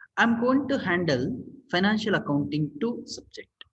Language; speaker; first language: English; non-native, local second language; Kannada